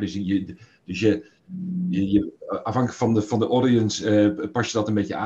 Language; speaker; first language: Dutch; native; Dutch